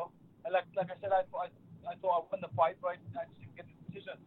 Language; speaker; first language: English; native; English